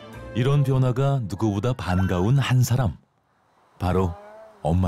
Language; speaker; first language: Korean; native; Korean